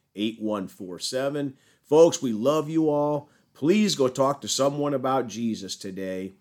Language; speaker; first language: English; native; English